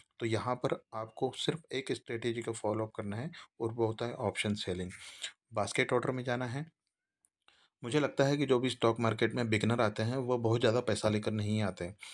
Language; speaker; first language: Hindi; native; Hindi